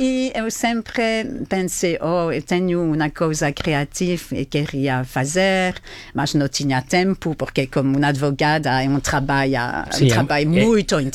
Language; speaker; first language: Portuguese; non-native, learner; French